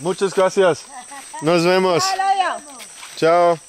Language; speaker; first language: Spanish; non-native, learner; English